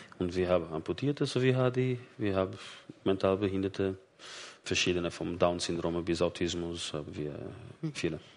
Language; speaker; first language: German; non-native, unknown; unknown